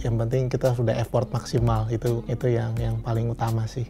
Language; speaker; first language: Indonesian; native; Indonesian